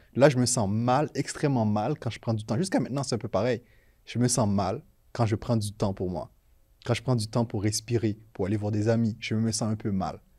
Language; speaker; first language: French; native; French